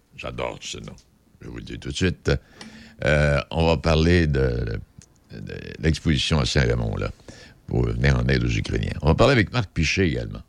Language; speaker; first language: French; native; French